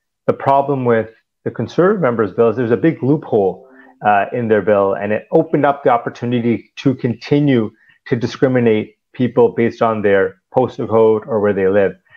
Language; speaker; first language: Punjabi; early bilingual, heritage; Punjabi